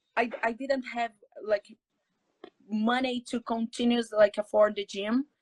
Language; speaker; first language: English; non-native, fluent; Portuguese